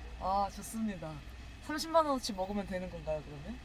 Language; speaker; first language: Korean; native; Korean